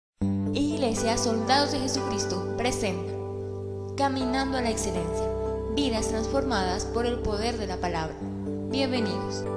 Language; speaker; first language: Spanish; native; Spanish